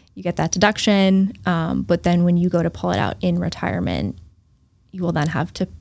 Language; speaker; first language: English; native; English